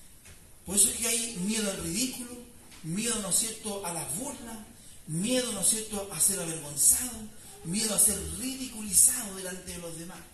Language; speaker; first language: Spanish; native; Spanish